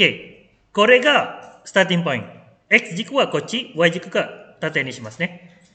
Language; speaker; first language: Japanese; non-native, fluent; Malay